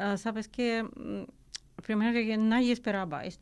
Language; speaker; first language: Spanish; non-native, learner; Ukrainian